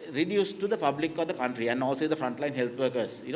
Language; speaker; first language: English; non-native, local second language; Sinhala